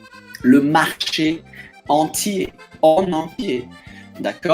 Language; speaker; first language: French; non-native, fluent; Portuguese